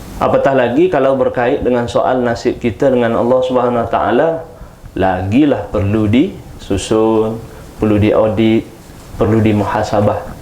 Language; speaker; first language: Malay; native; Malay